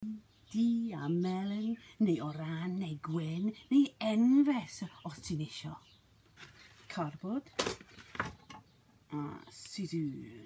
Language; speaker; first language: Welsh; non-native, learner; English